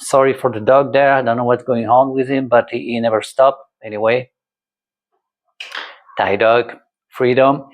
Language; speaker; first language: English; non-native, learner; French